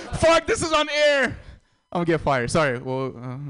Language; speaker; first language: English; early bilingual, other home language; Russian